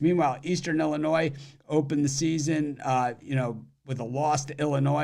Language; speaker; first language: English; native; English